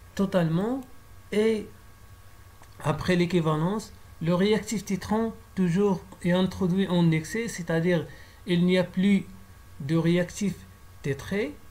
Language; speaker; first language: French; non-native, local second language; Arabic